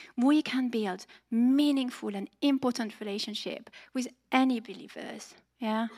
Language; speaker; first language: English; non-native, fluent; French